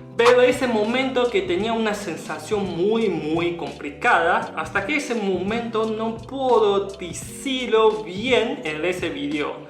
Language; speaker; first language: Spanish; non-native, learner; Chinese